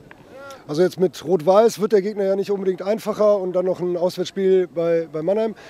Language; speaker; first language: German; native; German